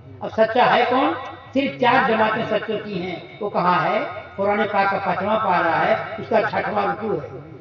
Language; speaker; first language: Urdu; native; Urdu